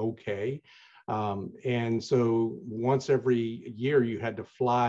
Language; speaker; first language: English; native; English